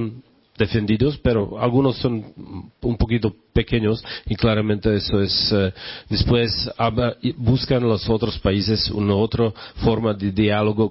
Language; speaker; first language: Spanish; non-native, learner; Czech